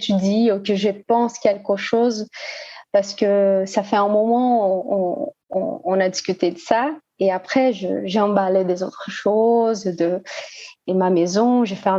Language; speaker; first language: French; non-native, fluent; Portuguese